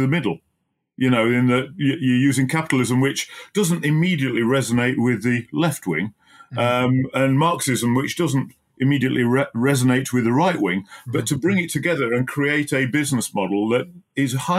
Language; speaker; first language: English; native; English